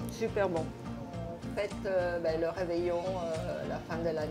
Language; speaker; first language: French; non-native, fluent; Italian